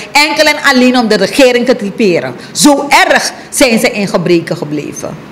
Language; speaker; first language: Dutch; native; Dutch